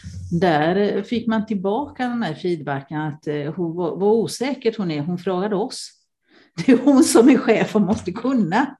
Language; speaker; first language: Swedish; non-native, fluent; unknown